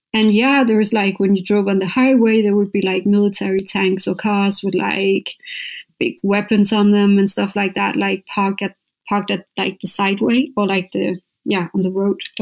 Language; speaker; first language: English; non-native, fluent; Danish